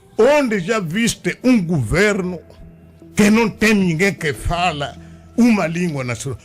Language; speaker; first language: Portuguese; non-native, local second language; Kongo